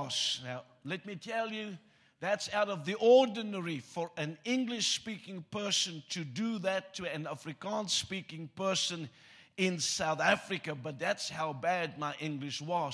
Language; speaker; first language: English; non-native, local second language; Afrikaans